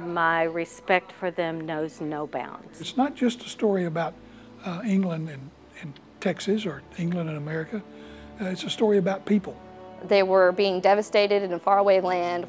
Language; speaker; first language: English; native; English